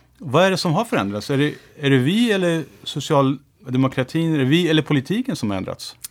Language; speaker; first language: Swedish; early bilingual, other home language; Turoyo